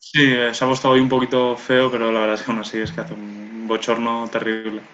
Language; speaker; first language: Spanish; non-native, local second language; Catalan